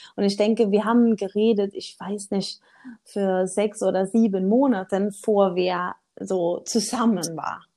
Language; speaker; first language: German; non-native, learner; Swedish